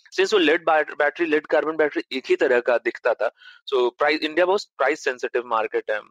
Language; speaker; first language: Hindi; native; Hindi